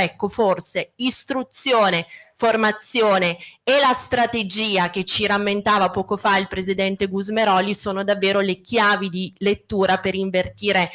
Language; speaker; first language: Italian; native; Italian